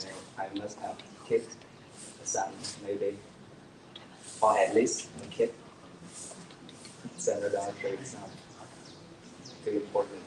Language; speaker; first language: English; non-native, learner; Vietnamese